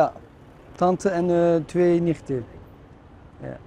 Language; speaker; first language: Dutch; non-native, learner; Turkish